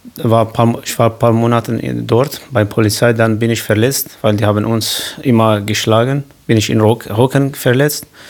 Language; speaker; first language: German; non-native, learner; Kurdish